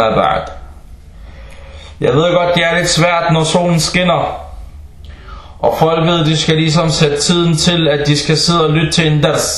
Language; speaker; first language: Danish; early bilingual, other home language; Arabic